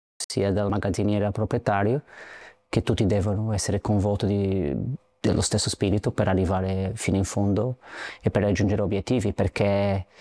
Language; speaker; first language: Italian; non-native, fluent; Portuguese